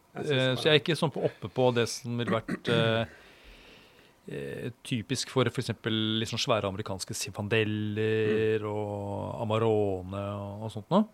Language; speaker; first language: Norwegian; native; Norwegian